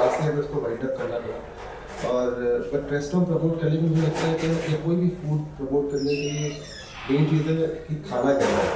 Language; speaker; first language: Hindi; native; Hindi